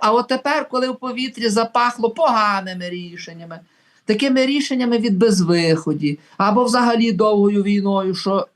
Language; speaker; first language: Ukrainian; native; Ukrainian